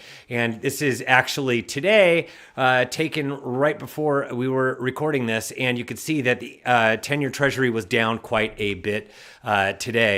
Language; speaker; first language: English; native; English